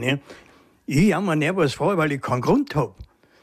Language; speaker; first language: German; native; German